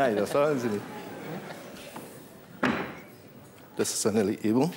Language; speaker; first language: German; non-native, fluent; Spanish